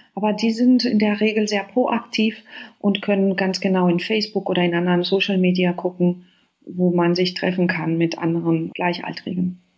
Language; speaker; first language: German; non-native, fluent; Spanish